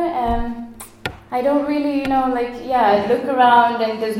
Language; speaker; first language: English; non-native, local second language; Swahili